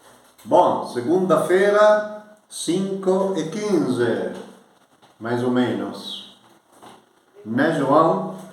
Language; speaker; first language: Portuguese; non-native, fluent; Italian